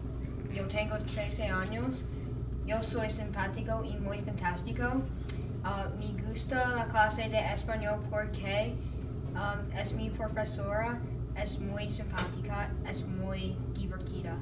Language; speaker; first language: Spanish; non-native, learner; English